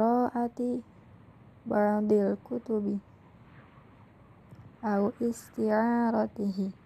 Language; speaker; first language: Arabic; non-native, fluent; Indonesian